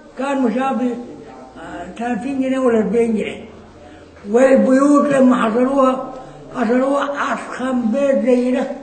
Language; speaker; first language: Egyptian Arabic; non-native, local second language; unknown